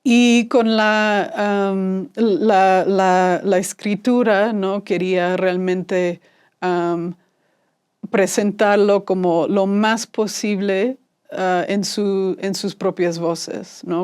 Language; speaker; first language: Spanish; non-native, fluent; English